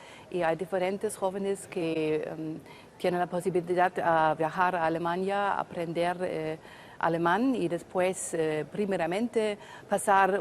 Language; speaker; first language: Spanish; non-native, fluent; German